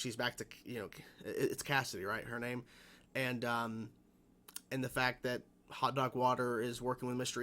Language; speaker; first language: English; native; English